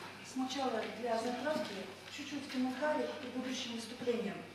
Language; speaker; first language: Russian; non-native, local second language; Chuvash